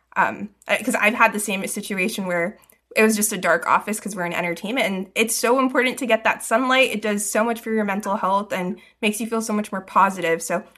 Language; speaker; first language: English; early bilingual, other home language; Hindi